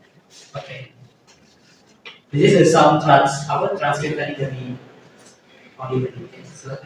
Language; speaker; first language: English; non-native, learner; Indonesian